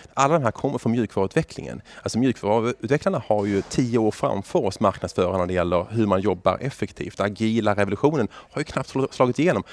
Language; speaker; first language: Swedish; native; Swedish